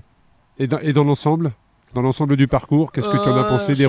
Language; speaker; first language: French; native; French